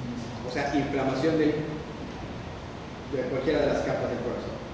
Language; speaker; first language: Spanish; native; Spanish